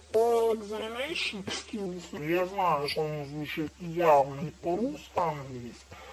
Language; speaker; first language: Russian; non-native, learner; English